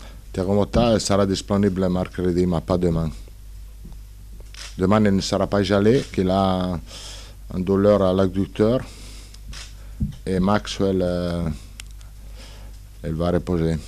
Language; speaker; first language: French; non-native, learner; Italian